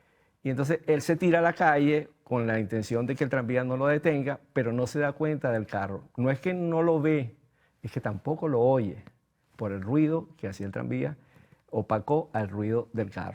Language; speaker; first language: Spanish; native; Spanish